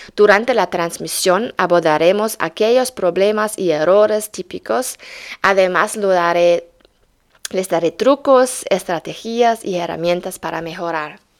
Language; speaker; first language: Spanish; non-native, fluent; German